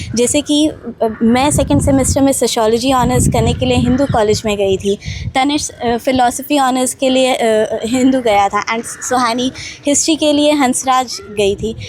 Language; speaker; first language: Hindi; native; Hindi